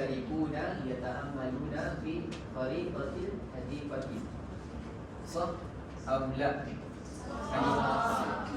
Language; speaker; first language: Arabic; non-native, fluent; Malay